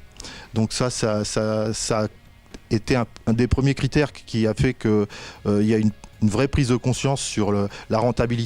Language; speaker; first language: French; native; French